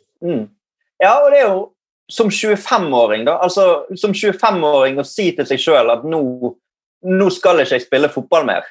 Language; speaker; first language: Norwegian; native; Norwegian